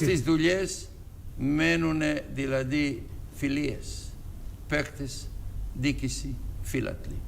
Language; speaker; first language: Greek; non-native, fluent; Serbian